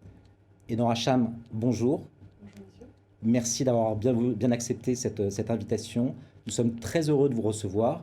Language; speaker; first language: French; native; French